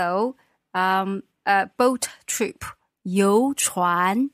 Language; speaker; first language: English; non-native, fluent; Chinese